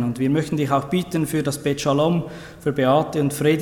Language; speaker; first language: German; native; German